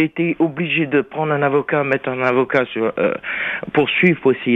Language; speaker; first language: French; native; French